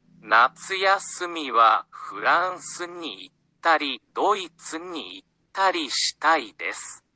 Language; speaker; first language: Japanese; non-native, learner; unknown